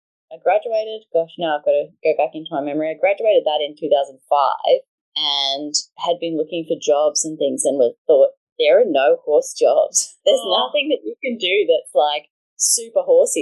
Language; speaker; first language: English; native; English